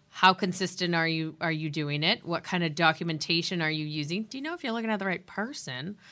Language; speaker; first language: English; native; English